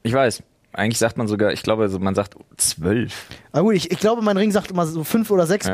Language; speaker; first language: German; native; German